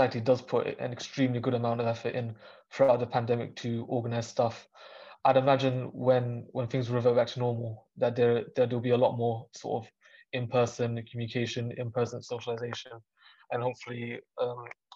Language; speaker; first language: English; native; English